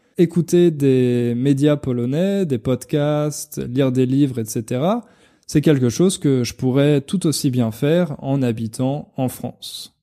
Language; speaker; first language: French; native; French